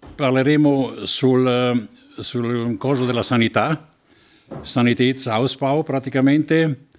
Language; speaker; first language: Italian; non-native, local second language; German